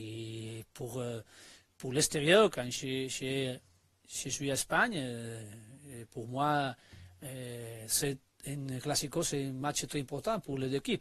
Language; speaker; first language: French; non-native, learner; Spanish